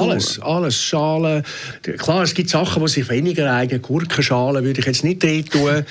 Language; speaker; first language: German; native; German